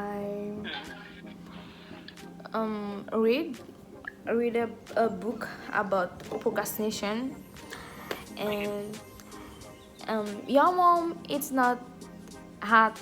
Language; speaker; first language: English; non-native, learner; Haitian Creole